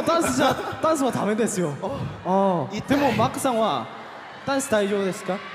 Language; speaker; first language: Japanese; non-native, learner; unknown